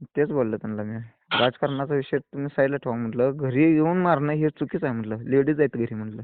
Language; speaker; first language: Marathi; native; Marathi